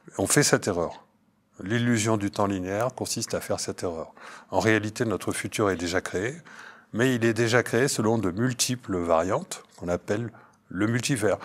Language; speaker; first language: French; native; French